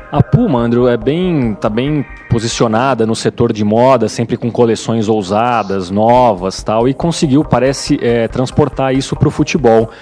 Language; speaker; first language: Portuguese; native; Portuguese